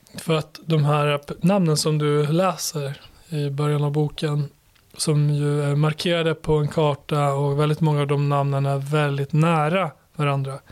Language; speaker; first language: Swedish; early bilingual, other home language; Albanian